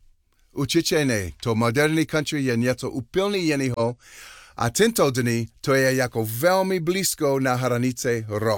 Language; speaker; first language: Czech; non-native, learner; English